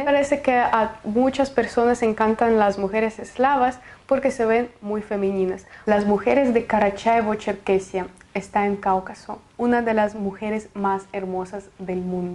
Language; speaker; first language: Spanish; non-native, fluent; Russian